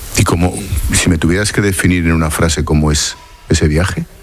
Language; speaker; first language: Spanish; native; Spanish